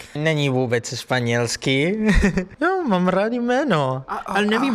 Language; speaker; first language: Czech; non-native, learner; Spanish